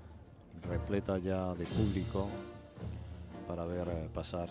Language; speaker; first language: Spanish; native; Spanish